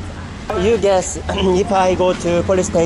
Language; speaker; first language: English; non-native, learner; Korean